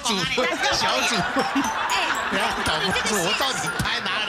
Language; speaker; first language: Chinese; native; Chinese